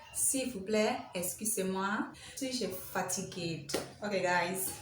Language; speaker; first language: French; non-native, learner; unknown